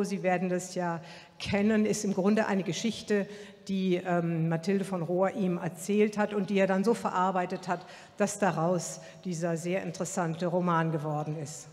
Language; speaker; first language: German; native; German